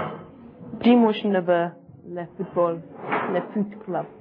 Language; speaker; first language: French; non-native, learner; English